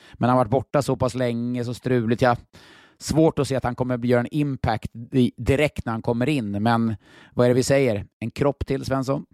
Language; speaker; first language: Swedish; native; Swedish